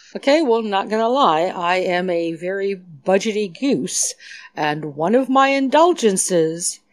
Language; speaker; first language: English; native; English